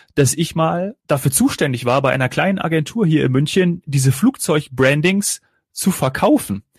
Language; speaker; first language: German; native; German